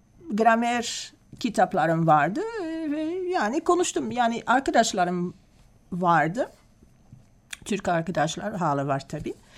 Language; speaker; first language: Turkish; non-native, fluent; Dutch